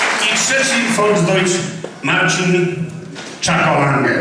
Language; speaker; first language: Polish; native; Polish